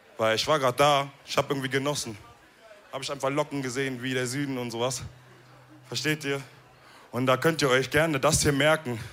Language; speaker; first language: German; early bilingual, other home language; Wolof